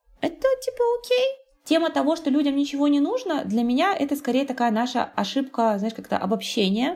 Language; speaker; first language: Russian; native; Russian